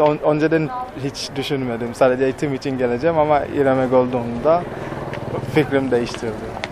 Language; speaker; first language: Turkish; non-native, learner; Swahili